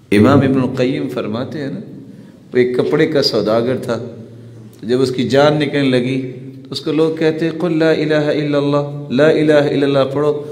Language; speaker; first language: Urdu; non-native, local second language; Punjabi